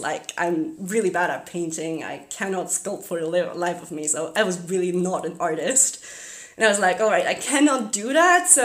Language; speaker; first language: English; non-native, fluent; German